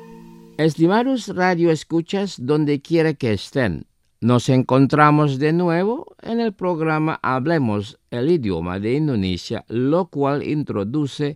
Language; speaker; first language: Spanish; non-native, fluent; Indonesian